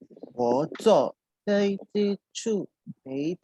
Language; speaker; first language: Chinese; non-native, learner; English